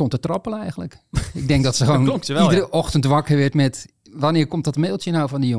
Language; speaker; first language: Dutch; native; Dutch